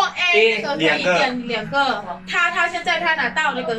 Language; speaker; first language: Chinese; non-native, learner; Lao